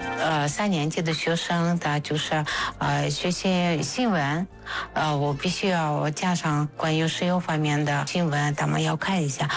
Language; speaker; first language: Chinese; non-native, fluent; Russian